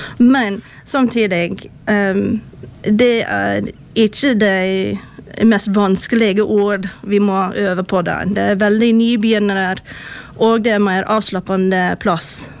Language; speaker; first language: Norwegian; non-native, fluent; English